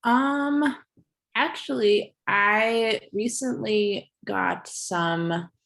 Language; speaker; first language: English; native; English